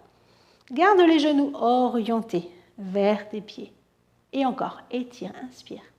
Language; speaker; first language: French; native; French